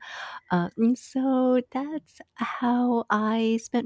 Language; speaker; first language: English; non-native, fluent; Chinese